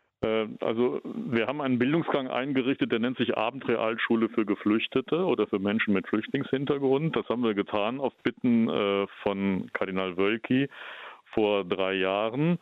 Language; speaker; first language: German; native; German